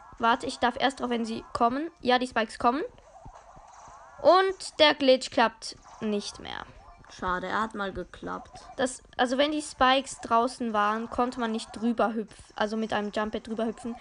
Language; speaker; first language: German; native; German